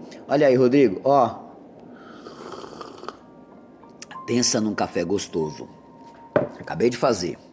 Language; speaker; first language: Portuguese; native; Portuguese